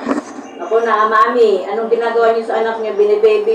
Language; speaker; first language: Filipino; native; Filipino